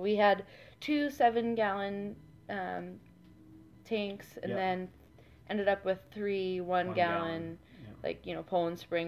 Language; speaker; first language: English; native; English